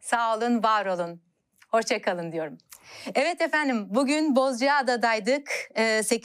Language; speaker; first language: Turkish; native; Turkish